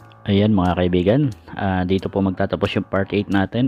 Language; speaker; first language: Filipino; native; Filipino